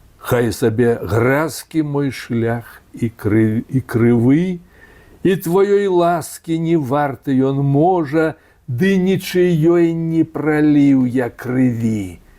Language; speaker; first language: Belarusian; native; Belarusian